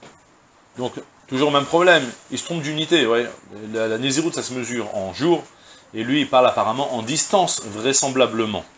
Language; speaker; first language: French; native; French